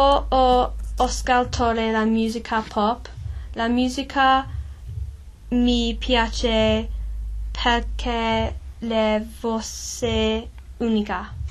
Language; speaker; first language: Italian; non-native, learner; English